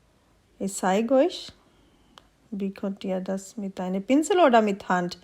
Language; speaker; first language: German; non-native, learner; Urdu